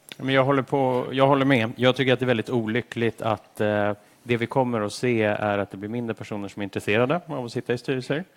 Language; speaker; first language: Swedish; native; Swedish